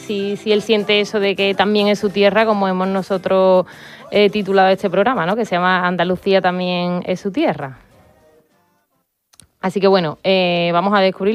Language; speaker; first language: Spanish; native; Spanish